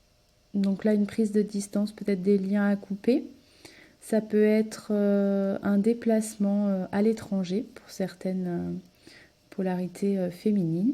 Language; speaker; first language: French; native; French